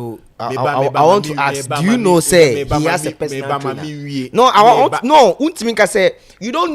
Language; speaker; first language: English; non-native, local second language; Akan